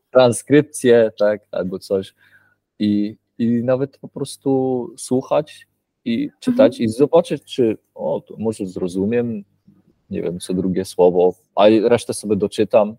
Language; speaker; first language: Polish; early bilingual, heritage; Polish